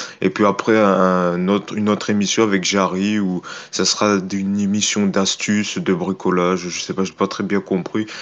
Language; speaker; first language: French; native; French